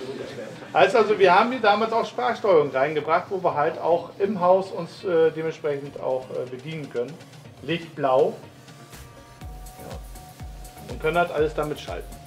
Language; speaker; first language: German; native; German